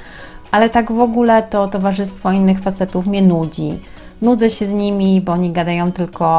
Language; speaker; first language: Polish; native; Polish